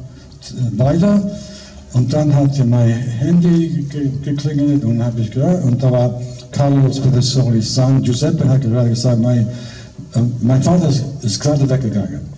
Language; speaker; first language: German; non-native, fluent; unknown